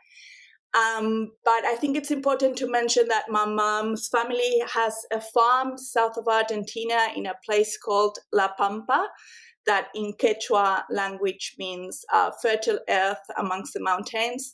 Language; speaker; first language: English; non-native, fluent; Spanish